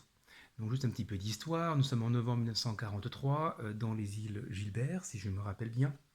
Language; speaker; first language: French; native; French